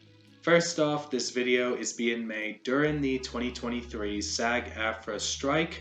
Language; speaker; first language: English; native; English